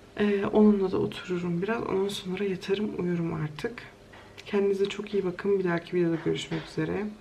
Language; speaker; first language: Turkish; early bilingual, heritage; Turkish